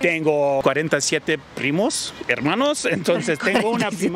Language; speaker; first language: Spanish; early bilingual, heritage; Spanish